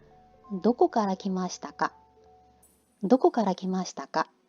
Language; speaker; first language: Japanese; non-native, learner; Korean